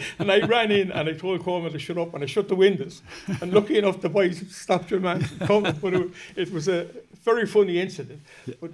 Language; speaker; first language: English; native; English